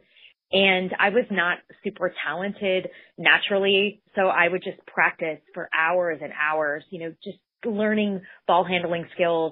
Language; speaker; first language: English; native; English